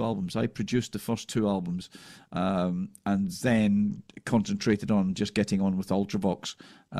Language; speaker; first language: English; native; English